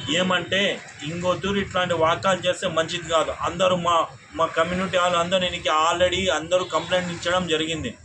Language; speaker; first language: Telugu; non-native, local second language; Urdu